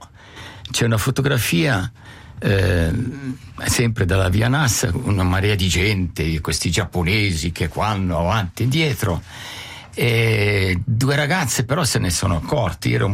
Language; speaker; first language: Italian; native; Italian